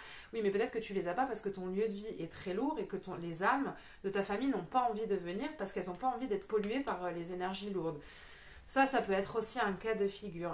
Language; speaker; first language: French; native; French